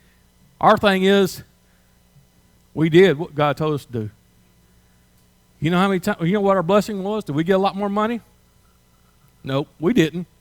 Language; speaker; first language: English; native; English